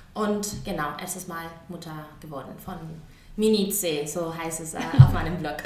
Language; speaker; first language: German; non-native, fluent; Spanish